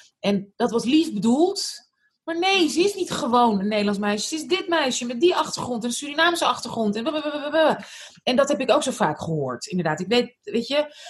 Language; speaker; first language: Dutch; early bilingual, other home language; Arabic